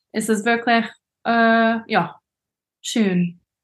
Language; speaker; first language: German; non-native, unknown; English